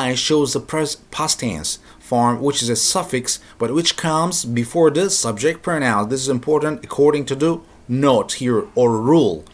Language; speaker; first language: English; non-native, fluent; Turkish